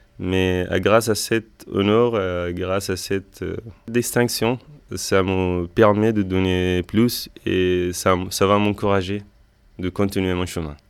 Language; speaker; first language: French; non-native, fluent; Arabic